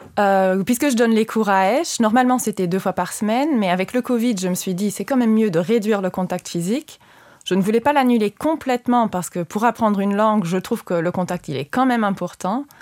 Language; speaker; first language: French; non-native, local second language; Luxembourgish